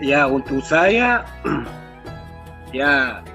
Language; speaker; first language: Indonesian; non-native, fluent; Spanish